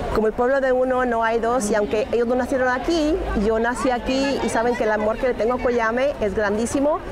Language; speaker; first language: Spanish; early bilingual, heritage; Spanish